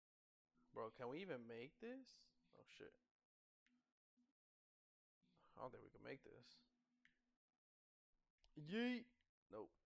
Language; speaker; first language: English; native; English